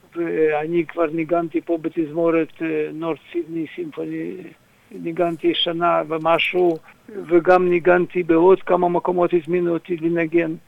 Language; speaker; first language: Hebrew; non-native, fluent; Russian